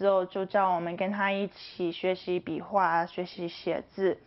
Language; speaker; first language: Chinese; early bilingual, heritage; Chinese